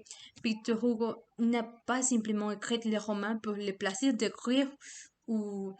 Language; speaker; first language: French; non-native, learner; Spanish